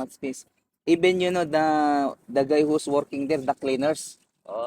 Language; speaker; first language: English; non-native, local second language; Filipino